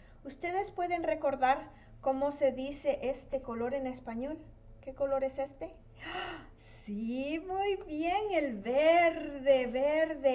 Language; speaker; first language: Spanish; native; Spanish